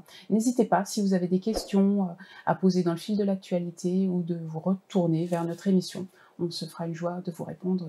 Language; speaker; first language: French; native; French